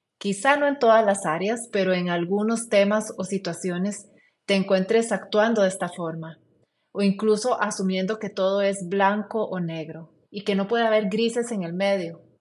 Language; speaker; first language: Spanish; native; Spanish